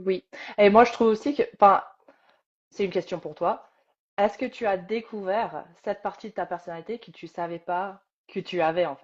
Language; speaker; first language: French; native; French